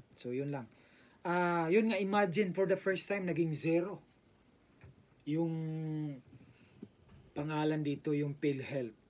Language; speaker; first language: Filipino; native; Filipino